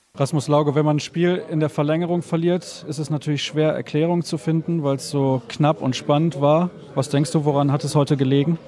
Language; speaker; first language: German; native; German